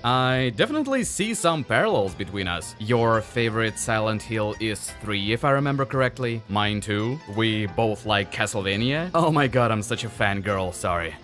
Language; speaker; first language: English; non-native, fluent; Russian